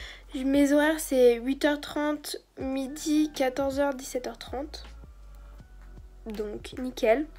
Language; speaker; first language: French; native; French